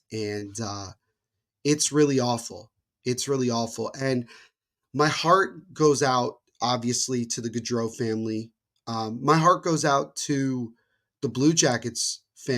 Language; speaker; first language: English; native; English